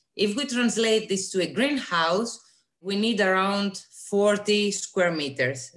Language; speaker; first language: English; non-native, fluent; Greek